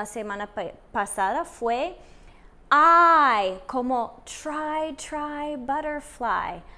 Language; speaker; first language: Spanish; non-native, fluent; English